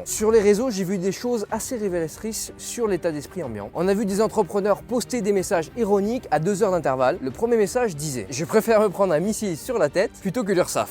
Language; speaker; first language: French; native; French